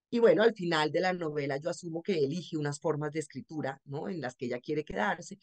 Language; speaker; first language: Spanish; native; Spanish